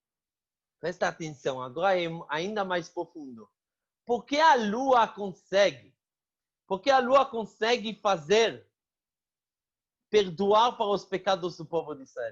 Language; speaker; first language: Portuguese; non-native, fluent; Hebrew